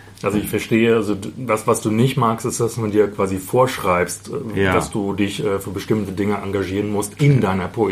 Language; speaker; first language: German; native; German